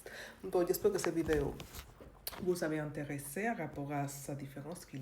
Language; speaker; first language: French; non-native, learner; Spanish